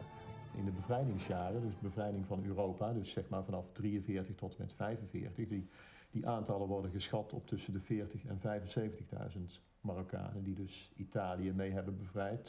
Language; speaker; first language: Dutch; native; Dutch